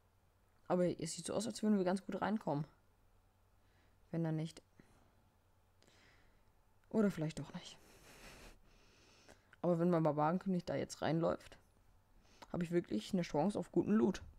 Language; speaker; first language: German; native; German